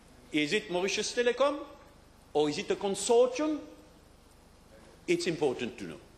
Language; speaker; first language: English; non-native, local second language; French